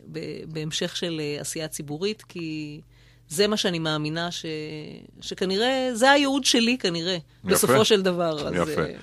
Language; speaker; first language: Hebrew; native; Hebrew